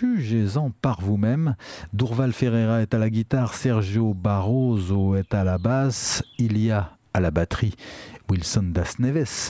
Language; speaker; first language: French; native; French